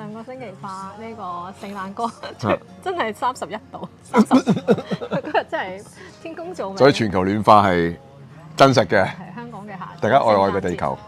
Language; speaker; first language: Cantonese; native; Cantonese